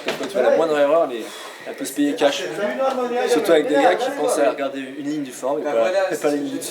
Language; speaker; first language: French; native; French